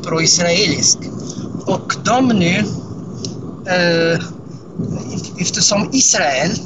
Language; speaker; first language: Swedish; non-native, fluent; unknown